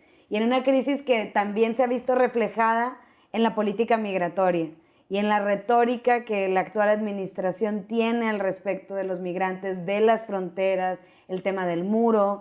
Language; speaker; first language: Spanish; native; Spanish